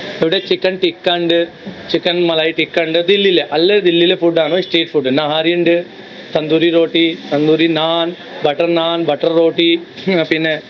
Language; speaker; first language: Malayalam; non-native, local second language; Hindi